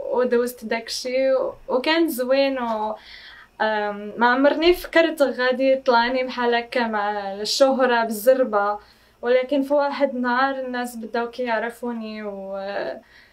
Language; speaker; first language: Arabic; non-native, fluent; English